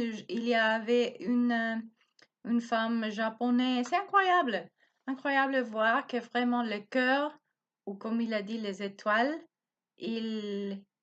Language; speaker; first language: French; non-native, learner; Spanish